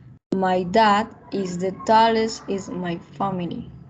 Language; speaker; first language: English; non-native, learner; Spanish